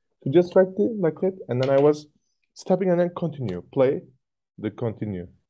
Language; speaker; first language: English; non-native, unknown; Turkish